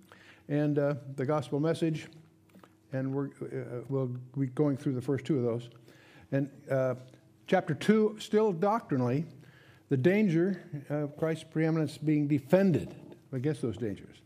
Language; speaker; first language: English; native; English